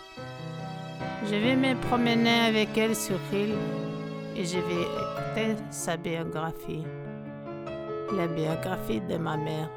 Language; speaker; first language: French; non-native, learner; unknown